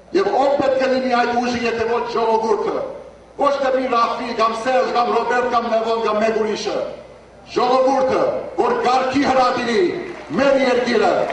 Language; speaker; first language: Armenian; early bilingual, heritage; Armenian